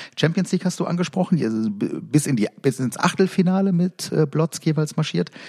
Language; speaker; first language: German; native; German